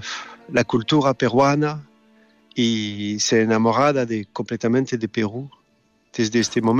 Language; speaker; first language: Spanish; non-native, learner; French